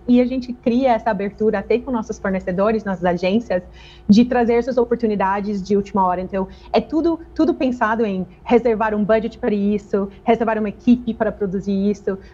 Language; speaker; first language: Portuguese; non-native, fluent; English